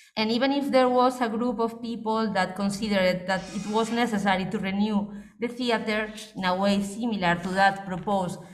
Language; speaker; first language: English; non-native, fluent; Spanish